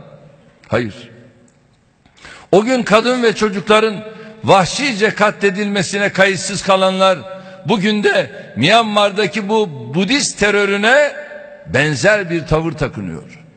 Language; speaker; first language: Turkish; native; Turkish